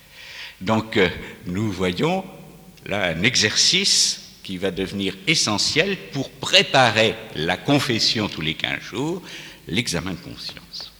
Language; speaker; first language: French; native; French